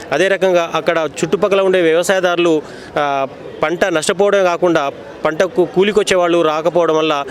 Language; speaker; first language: Telugu; native; Telugu